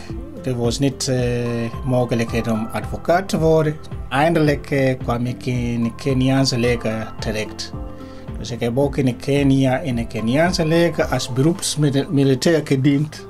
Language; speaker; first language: Dutch; non-native, learner; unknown